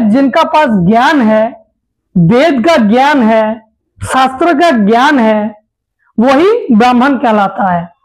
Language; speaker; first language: Hindi; non-native, local second language; Bangla